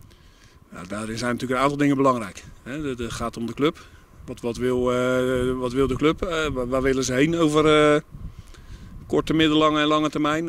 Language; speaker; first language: Dutch; native; Dutch